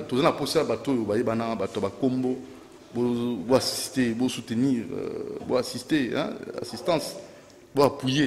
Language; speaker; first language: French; non-native, local second language; Lingala